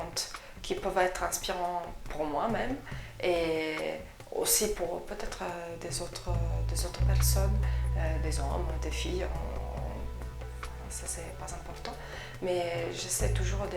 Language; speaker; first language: French; non-native, fluent; Italian